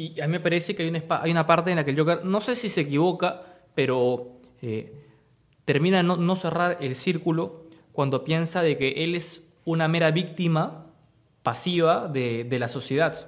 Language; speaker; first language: Spanish; native; Spanish